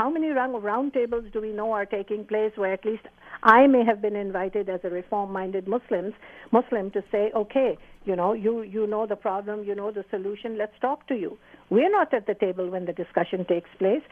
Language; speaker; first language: English; non-native, local second language; Urdu